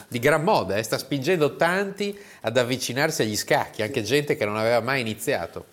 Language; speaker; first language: Italian; native; Italian